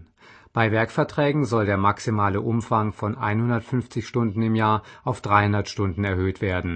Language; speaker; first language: German; native; German